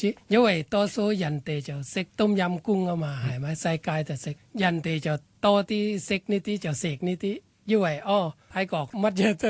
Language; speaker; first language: Cantonese; non-native, learner; Thai